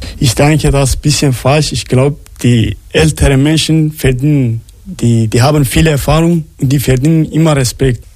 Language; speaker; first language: German; non-native, learner; Arabic